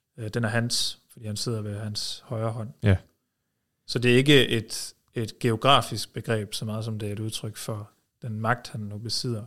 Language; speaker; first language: Danish; early bilingual, heritage; Danish